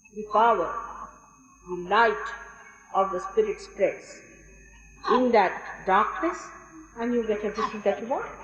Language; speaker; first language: English; non-native, local second language; Marathi